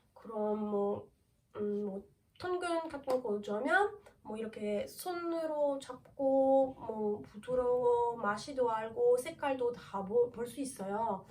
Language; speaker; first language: Korean; non-native, learner; French